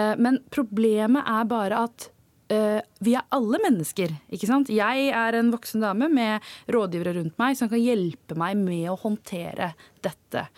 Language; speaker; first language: Norwegian; early bilingual, other home language; Tamil